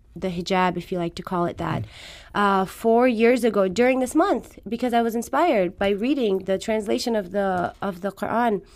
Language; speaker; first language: English; non-native, fluent; Persian